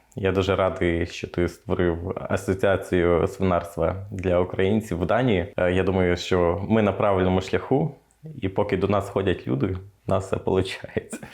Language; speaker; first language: Ukrainian; native; Ukrainian